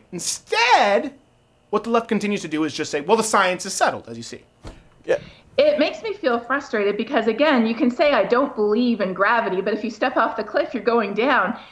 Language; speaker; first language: English; native; English